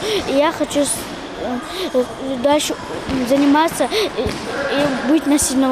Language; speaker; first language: Russian; non-native, local second language; Ingush